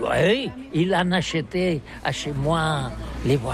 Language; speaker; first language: French; non-native, learner; Catalan